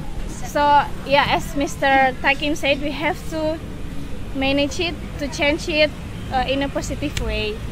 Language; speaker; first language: English; non-native, learner; Indonesian